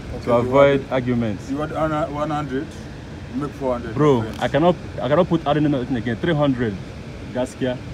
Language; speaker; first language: English; non-native, local second language; Igbo